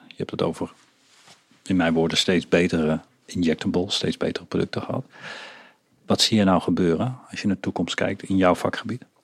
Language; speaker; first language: Dutch; native; Dutch